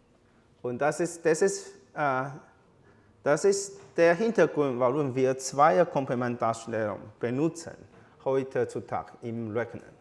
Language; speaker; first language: German; non-native, fluent; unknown